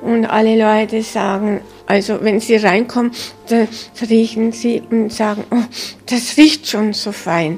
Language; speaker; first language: German; early bilingual, heritage; German